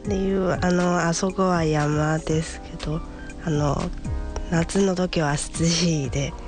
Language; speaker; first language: Japanese; non-native, learner; Chinese